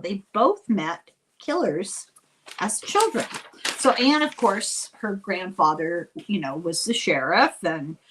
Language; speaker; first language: English; native; English